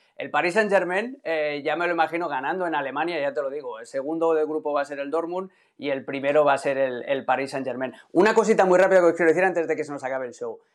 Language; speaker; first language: Spanish; native; Spanish